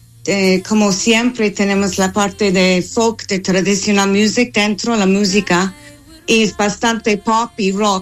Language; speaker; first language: Spanish; non-native, fluent; English